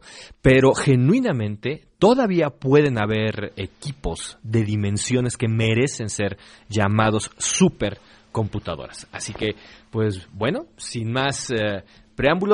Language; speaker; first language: Spanish; native; Spanish